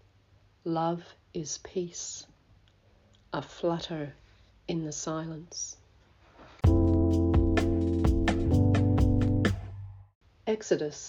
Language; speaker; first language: English; native; English